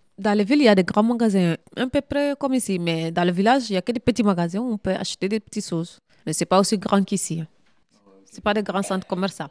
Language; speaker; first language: French; non-native, local second language; Fula